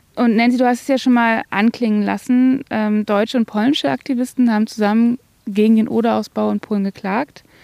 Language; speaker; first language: German; native; German